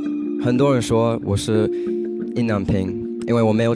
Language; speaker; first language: Chinese; early bilingual, heritage; Chinese